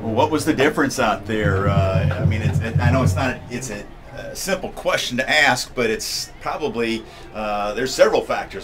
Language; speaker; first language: English; native; English